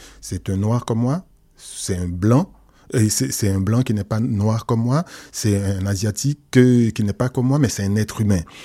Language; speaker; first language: French; non-native, local second language; Haitian Creole